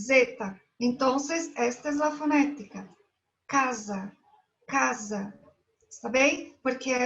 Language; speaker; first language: Spanish; non-native, fluent; Portuguese